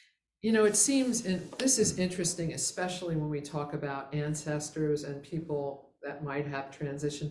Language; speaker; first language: English; native; English